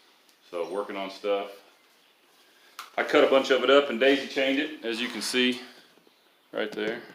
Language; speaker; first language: English; native; English